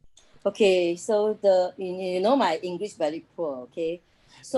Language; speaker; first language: English; non-native, learner; Chinese